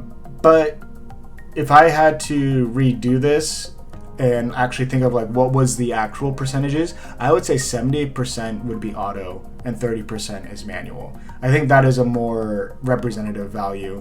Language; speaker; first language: English; native; English